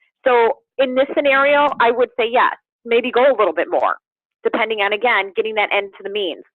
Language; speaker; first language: English; native; English